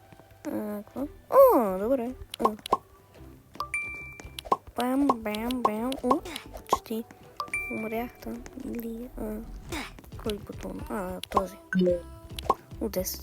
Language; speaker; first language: Bulgarian; early bilingual, heritage; Bulgarian